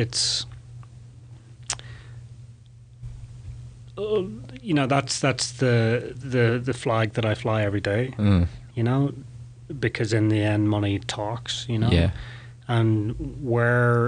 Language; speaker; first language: English; native; English